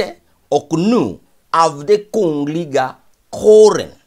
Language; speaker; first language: Swedish; non-native, fluent; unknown